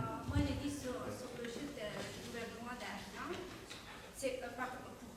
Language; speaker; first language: French; non-native, fluent; Persian